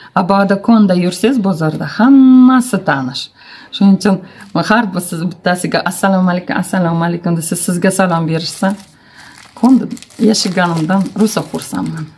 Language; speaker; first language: Uzbek; non-native, local second language; Tatar